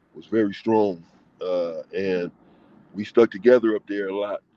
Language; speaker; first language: English; native; English